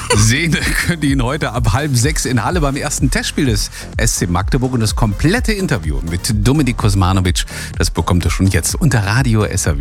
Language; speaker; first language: German; native; German